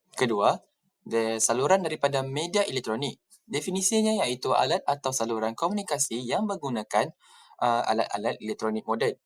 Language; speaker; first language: Malay; native; Malay